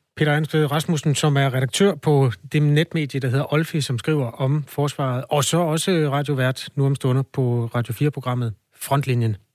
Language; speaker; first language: Danish; native; Danish